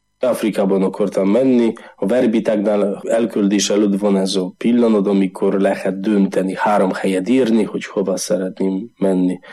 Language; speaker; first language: Hungarian; non-native, learner; Polish